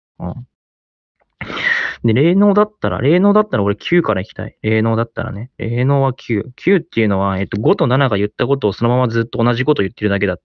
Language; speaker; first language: Japanese; native; Japanese